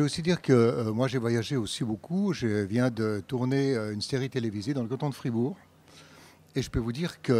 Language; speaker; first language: French; native; French